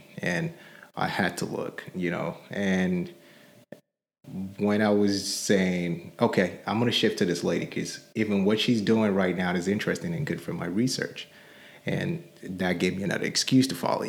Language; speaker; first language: English; non-native, local second language; Yoruba